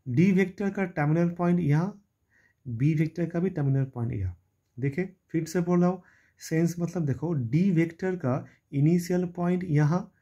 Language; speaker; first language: Hindi; non-native, local second language; Bangla